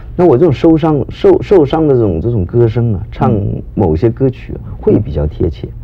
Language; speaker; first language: Chinese; early bilingual, heritage; Chinese